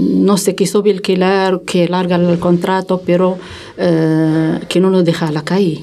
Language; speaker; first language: Spanish; non-native, learner; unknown